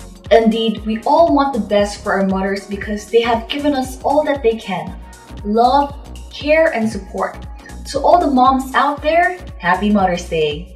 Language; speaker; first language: English; non-native, local second language; Filipino